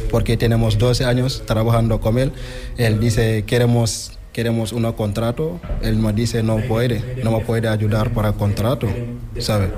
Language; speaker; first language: Spanish; non-native, learner; Wolof